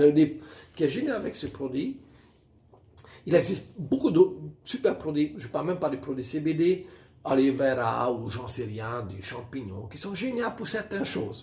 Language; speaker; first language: French; non-native, fluent; Hungarian